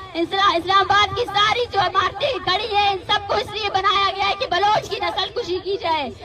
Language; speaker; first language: Urdu; non-native, local second language; Baluchi